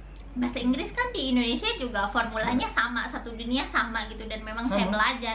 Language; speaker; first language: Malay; non-native, local second language; Sundanese